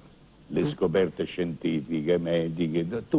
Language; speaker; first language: Italian; native; Italian